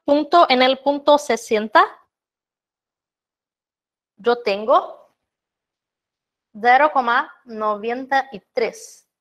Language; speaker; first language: Spanish; non-native, fluent; Portuguese